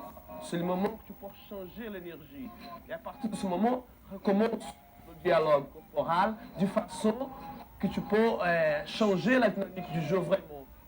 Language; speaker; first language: French; non-native, fluent; Portuguese